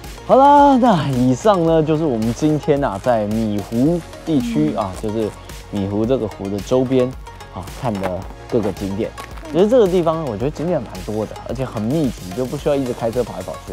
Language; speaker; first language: Chinese; native; Chinese